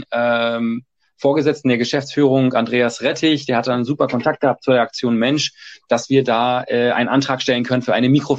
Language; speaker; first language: German; native; German